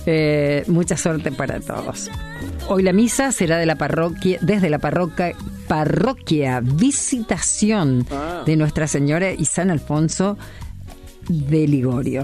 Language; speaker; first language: Spanish; native; Spanish